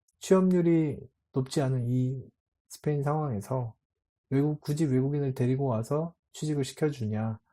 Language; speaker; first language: Korean; native; Korean